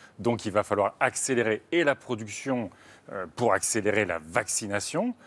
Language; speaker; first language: French; native; French